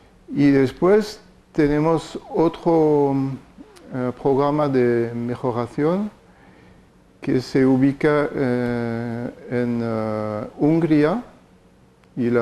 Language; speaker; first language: Spanish; non-native, fluent; French